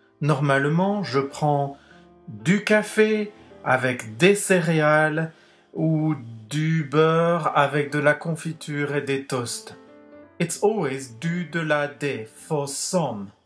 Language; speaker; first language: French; non-native, fluent; English